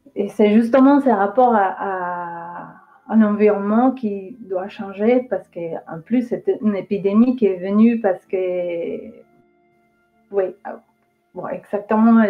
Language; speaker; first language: French; non-native, fluent; Spanish